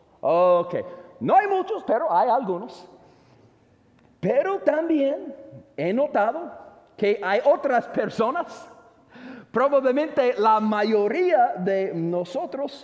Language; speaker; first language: Spanish; non-native, fluent; English